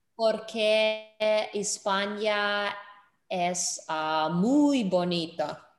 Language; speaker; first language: Spanish; non-native, learner; English